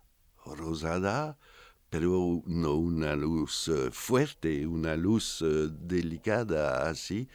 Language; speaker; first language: Spanish; non-native, fluent; French